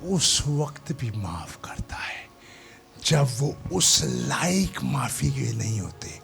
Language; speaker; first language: Urdu; non-native, local second language; Punjabi